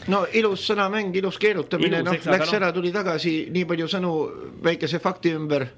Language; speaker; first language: Estonian; native; Estonian